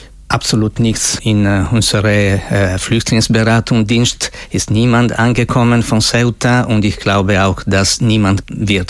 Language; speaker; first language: German; non-native, fluent; Italian